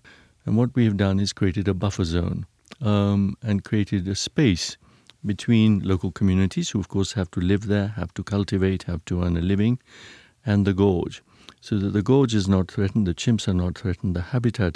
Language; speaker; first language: English; non-native, local second language; Punjabi